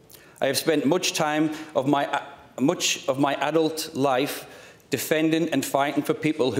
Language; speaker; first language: English; native; English